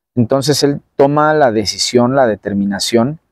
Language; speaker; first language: Spanish; native; Spanish